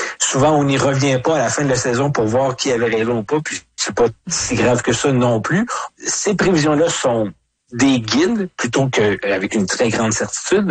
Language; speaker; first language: French; native; French